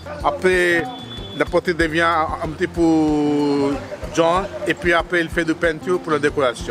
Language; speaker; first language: French; non-native, fluent; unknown